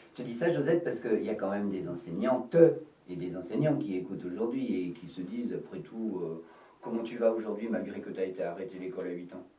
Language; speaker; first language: French; native; French